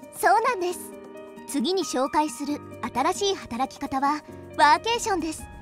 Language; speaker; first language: Japanese; native; Japanese